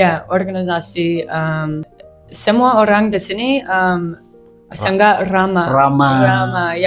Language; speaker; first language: Indonesian; non-native, learner; English